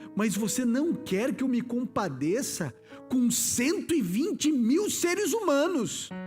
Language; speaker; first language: Portuguese; native; Portuguese